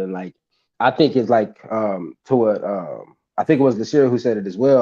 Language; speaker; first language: English; native; English